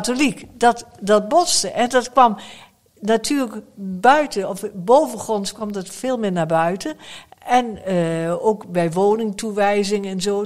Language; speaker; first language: Dutch; native; Dutch